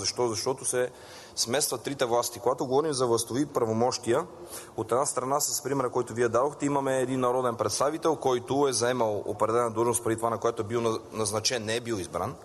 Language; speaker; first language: Bulgarian; native; Bulgarian